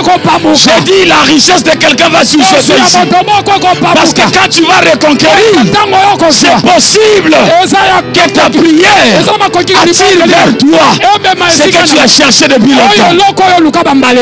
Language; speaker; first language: French; non-native, local second language; Lingala